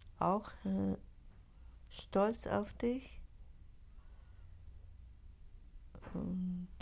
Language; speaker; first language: German; non-native, learner; Russian